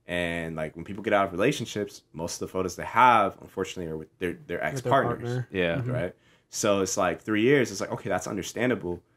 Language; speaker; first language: English; native; English